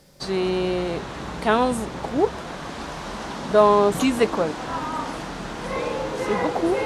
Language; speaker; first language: French; non-native, learner; German